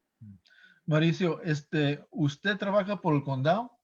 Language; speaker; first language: Spanish; non-native, fluent; English